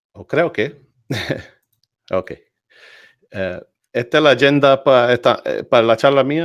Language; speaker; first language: Spanish; early bilingual, heritage; English